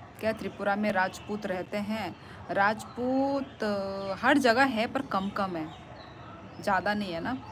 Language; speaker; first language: Hindi; non-native, local second language; Kok Borok